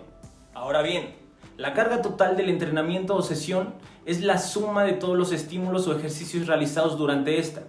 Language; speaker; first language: Spanish; native; Spanish